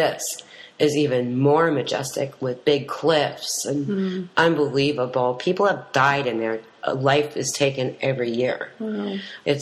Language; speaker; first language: English; native; English